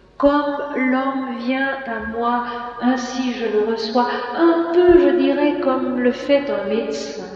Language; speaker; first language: French; native; French